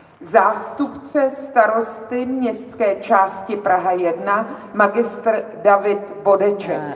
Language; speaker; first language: Czech; native; Czech